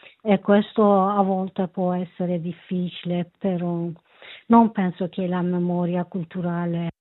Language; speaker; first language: Italian; non-native, learner; Kurdish